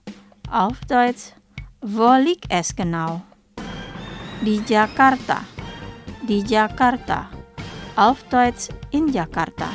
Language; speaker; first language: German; non-native, fluent; Indonesian